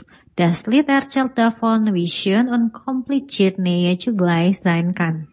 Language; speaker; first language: German; non-native, fluent; Indonesian